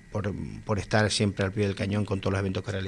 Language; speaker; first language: Spanish; native; Spanish